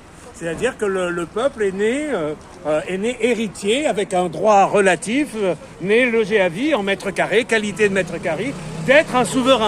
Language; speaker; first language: French; native; French